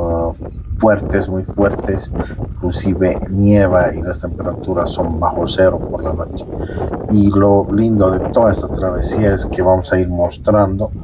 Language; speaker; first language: Spanish; native; Spanish